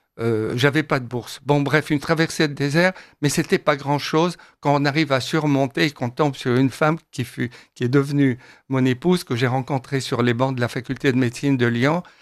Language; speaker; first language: French; non-native, fluent; Arabic